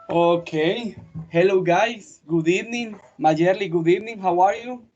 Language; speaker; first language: English; non-native, fluent; Spanish